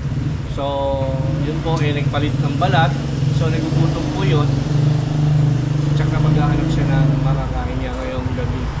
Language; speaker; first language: Filipino; native; Filipino